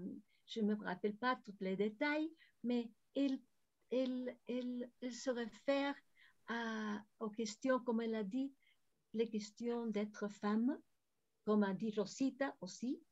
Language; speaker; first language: French; non-native, fluent; Spanish